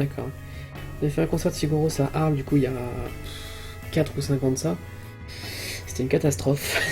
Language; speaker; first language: French; native; French